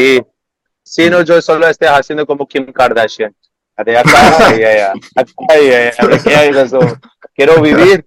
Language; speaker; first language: Spanish; non-native, learner; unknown